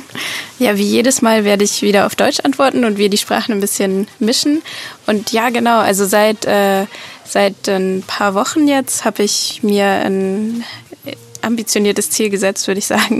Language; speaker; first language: German; native; German